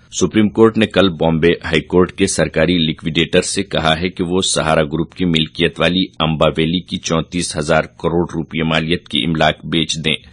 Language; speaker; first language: Urdu; native; Urdu